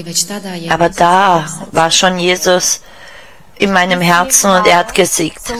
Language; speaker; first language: German; non-native, fluent; Czech